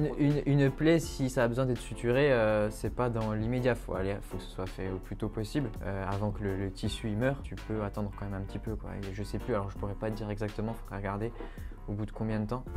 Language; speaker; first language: French; native; French